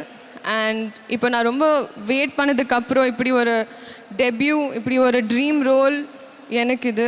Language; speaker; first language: Tamil; non-native, learner; Telugu